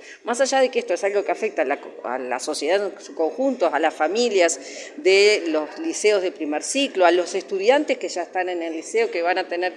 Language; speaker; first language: Spanish; native; Spanish